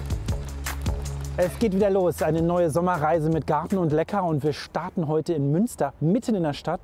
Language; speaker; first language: German; native; German